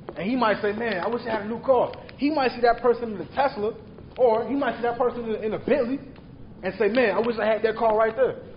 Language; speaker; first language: English; native; English